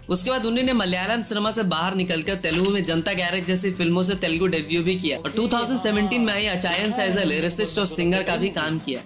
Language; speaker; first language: Hindi; native; Hindi